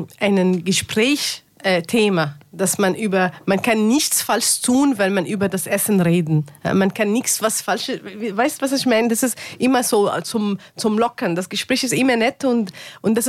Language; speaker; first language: German; non-native, learner; Arabic